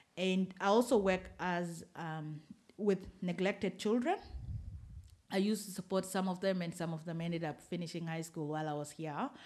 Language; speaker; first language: English; non-native, fluent; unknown